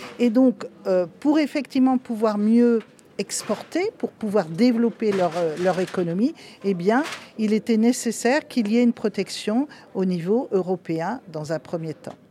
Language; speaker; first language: French; native; French